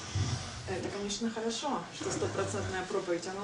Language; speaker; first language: Russian; native; Russian